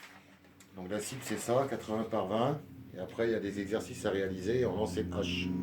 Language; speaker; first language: French; native; French